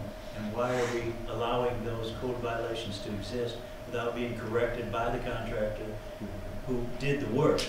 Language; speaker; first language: English; native; English